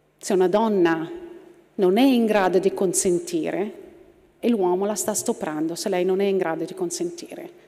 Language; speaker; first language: Italian; non-native, fluent; Arabic